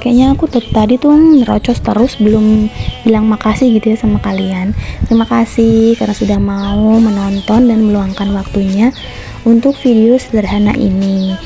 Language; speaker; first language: Indonesian; non-native, local second language; Javanese